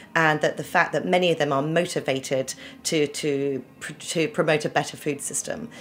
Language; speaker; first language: English; native; English